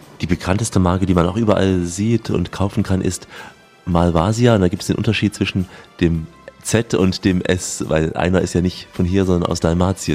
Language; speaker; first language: German; native; German